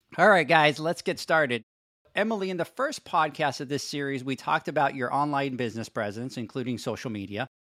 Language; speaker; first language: English; non-native, local second language; Spanish